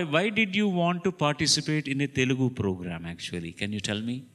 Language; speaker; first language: English; non-native, local second language; Telugu